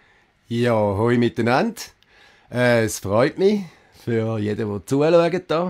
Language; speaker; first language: German; native; German